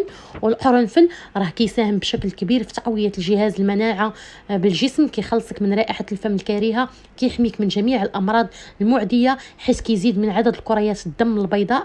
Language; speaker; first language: Arabic; native; Arabic